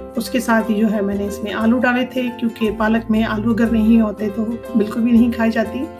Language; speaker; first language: Urdu; native; Urdu